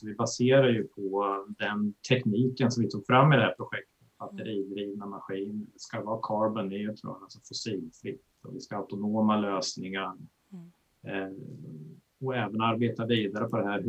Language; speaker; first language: Swedish; native; Swedish